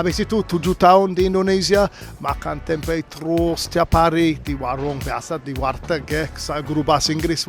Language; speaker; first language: Indonesian; non-native, learner; English